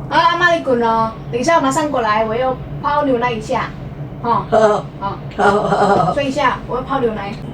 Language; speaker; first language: Chinese; non-native, learner; Indonesian